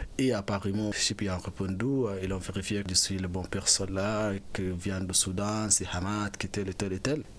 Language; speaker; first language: French; non-native, fluent; Arabic